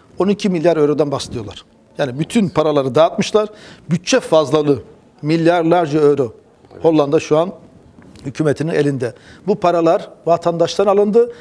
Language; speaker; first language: Turkish; early bilingual, heritage; Turkish